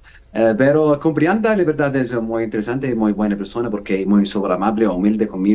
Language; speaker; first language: Spanish; non-native, learner; Arabic